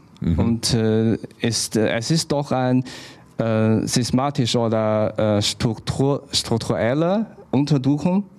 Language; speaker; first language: German; non-native, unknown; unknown